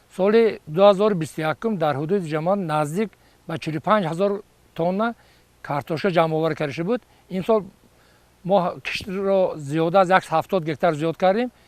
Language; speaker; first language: Tajik; native; Tajik